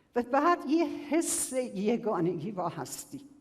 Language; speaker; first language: Persian; native; Persian